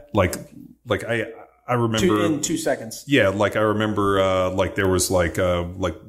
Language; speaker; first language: English; native; English